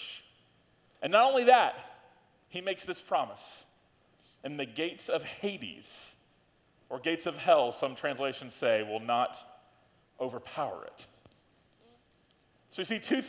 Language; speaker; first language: English; native; English